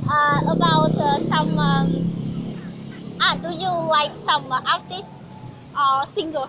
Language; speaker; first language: English; non-native, learner; Vietnamese